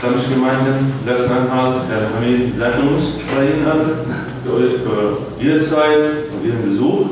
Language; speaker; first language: German; non-native, fluent; Arabic